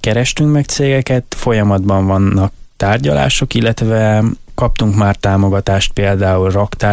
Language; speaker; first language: Hungarian; native; Hungarian